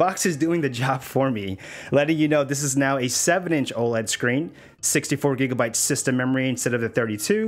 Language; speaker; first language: English; native; English